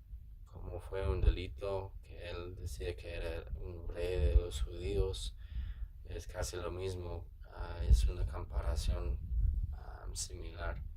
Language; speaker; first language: Spanish; non-native, learner; English